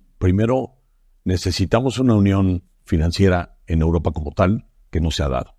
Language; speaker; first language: Spanish; native; Spanish